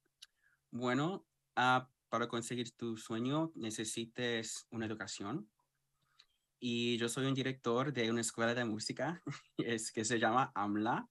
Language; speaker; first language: Spanish; early bilingual, heritage; English